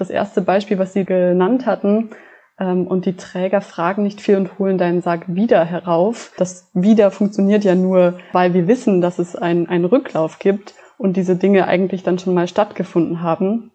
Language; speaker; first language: German; native; German